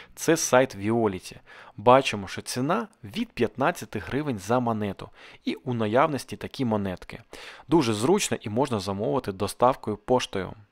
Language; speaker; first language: Ukrainian; non-native, local second language; Russian